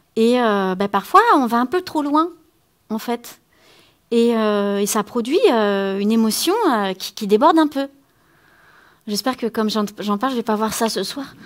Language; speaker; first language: French; native; French